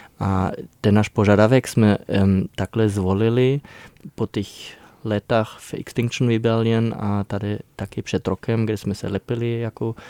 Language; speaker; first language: Czech; non-native, fluent; German